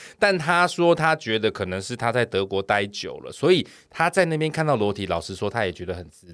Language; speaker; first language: Chinese; native; Chinese